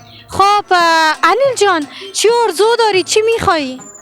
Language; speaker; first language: Persian; native; Persian